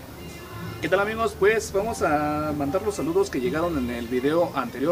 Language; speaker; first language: Spanish; native; Spanish